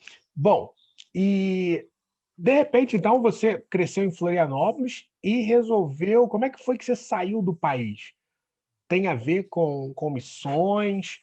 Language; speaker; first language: Portuguese; native; Portuguese